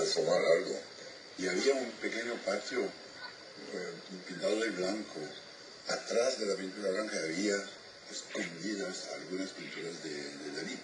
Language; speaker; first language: Spanish; non-native, fluent; French